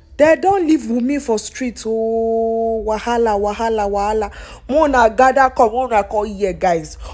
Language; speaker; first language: Nigerian Pidgin; non-native, local second language; Yoruba